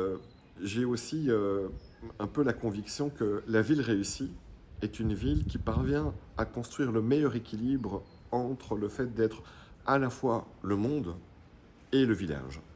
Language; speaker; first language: French; native; French